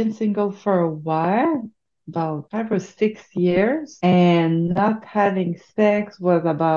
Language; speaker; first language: English; non-native, fluent; French